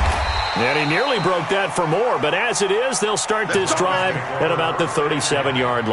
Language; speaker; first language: English; native; English